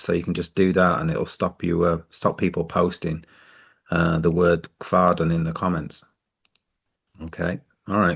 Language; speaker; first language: English; native; English